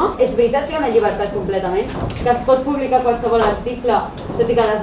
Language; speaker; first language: Catalan; native; Catalan